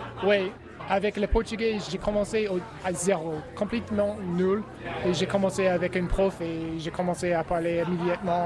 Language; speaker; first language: French; non-native, learner; English